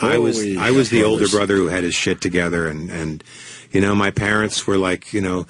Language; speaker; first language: English; native; English